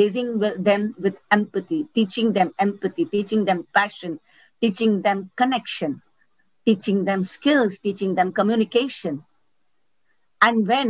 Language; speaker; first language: English; non-native, local second language; Gujarati